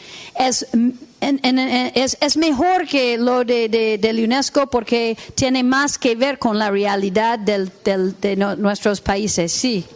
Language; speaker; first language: Spanish; non-native, fluent; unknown